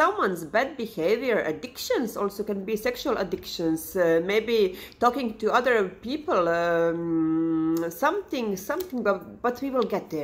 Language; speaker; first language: English; non-native, fluent; Serbian